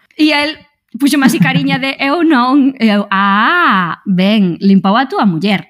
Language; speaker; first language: Galician; non-native, local second language; Spanish